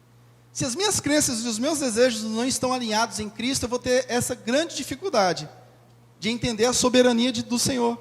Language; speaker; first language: Portuguese; native; Portuguese